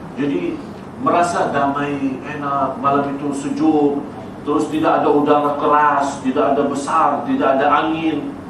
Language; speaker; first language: Malay; non-native, fluent; Arabic